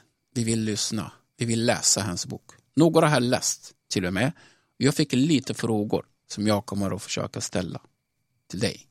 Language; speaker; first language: Swedish; non-native, fluent; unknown